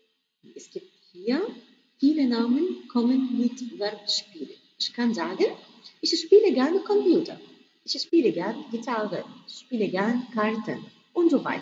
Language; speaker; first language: German; non-native, fluent; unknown